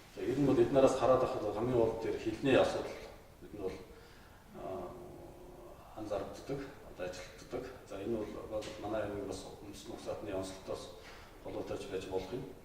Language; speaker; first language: Mongolian; non-native, local second language; Kazakh